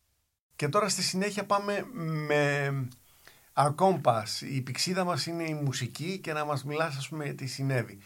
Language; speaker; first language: Greek; native; Greek